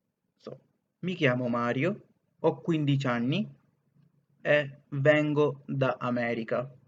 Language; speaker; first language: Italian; non-native, fluent; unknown